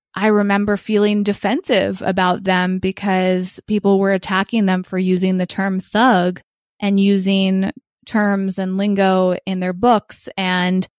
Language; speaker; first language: English; early bilingual, other home language; Ukrainian